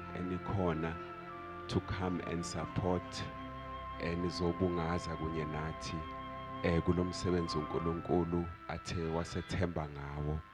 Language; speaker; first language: Zulu; native; Zulu